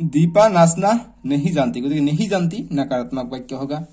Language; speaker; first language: Hindi; non-native, local second language; Assamese